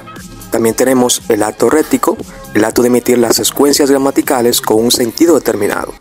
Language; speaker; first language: Spanish; native; Spanish